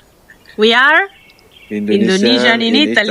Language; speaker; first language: English; non-native, fluent; Italian